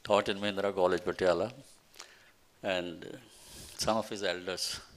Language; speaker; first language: English; non-native, local second language; Punjabi